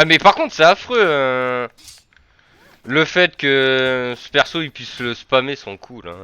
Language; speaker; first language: French; native; French